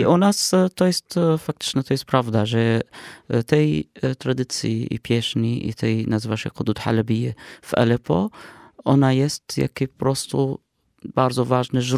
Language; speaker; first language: Polish; non-native, fluent; Arabic